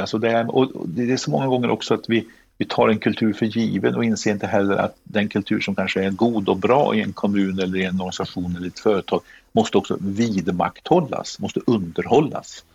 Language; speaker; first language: Swedish; native; Swedish